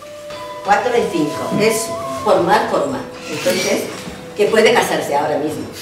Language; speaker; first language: Spanish; non-native, learner; Japanese